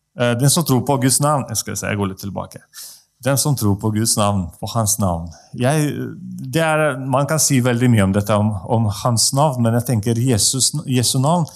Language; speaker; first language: Norwegian; non-native, fluent; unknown